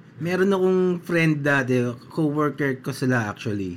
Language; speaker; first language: English; non-native, local second language; Filipino